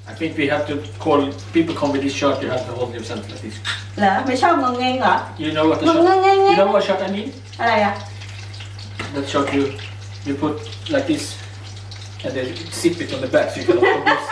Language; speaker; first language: English; non-native, learner; Norwegian